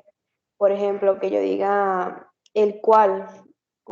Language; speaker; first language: Spanish; native; Spanish